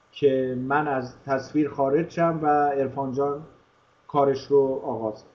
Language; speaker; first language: Persian; native; Persian